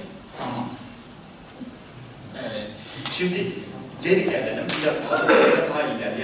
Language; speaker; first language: Turkish; native; Turkish